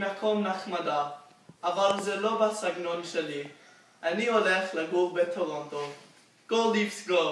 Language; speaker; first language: Hebrew; non-native, learner; English